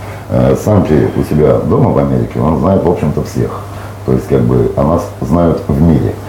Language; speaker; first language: Russian; native; Russian